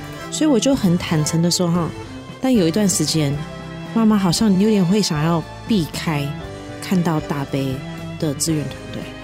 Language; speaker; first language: Chinese; native; Chinese